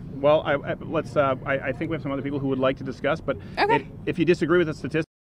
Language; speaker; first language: English; native; English